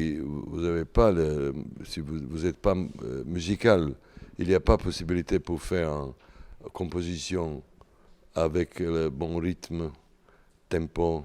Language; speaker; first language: French; non-native, learner; Serbian